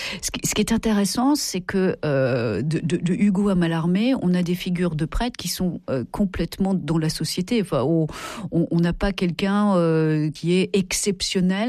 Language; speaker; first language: French; native; French